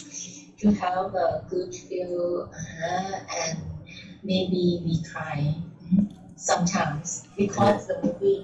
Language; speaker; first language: English; non-native, learner; Thai